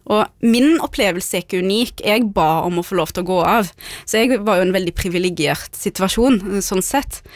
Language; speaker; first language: Norwegian; early bilingual, other home language; Arabic